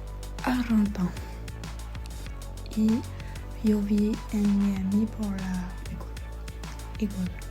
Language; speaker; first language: French; non-native, learner; Spanish